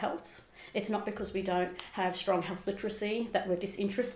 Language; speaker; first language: English; native; English